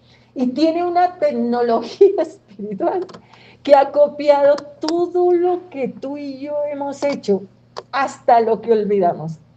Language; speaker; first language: Spanish; native; Spanish